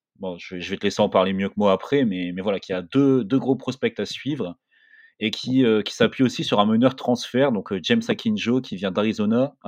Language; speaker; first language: French; native; French